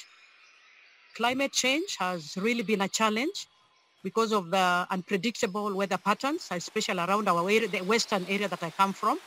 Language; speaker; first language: English; non-native, local second language; Luo (Kenya and Tanzania)